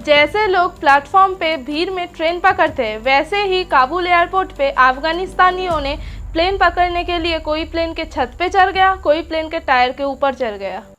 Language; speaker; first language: Hindi; non-native, local second language; Bangla